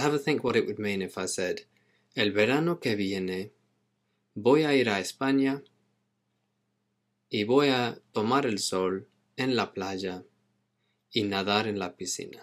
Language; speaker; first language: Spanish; non-native, fluent; English